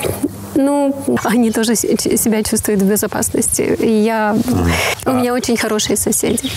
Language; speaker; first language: Russian; non-native, local second language; Romanian